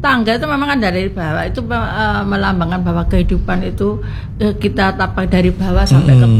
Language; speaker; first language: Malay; non-native, local second language; Javanese